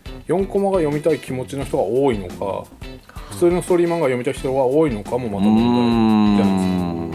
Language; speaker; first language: Japanese; native; Japanese